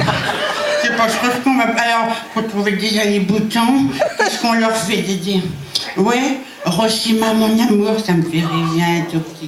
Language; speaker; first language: French; native; French